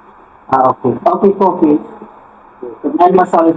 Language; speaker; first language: English; non-native, fluent; Filipino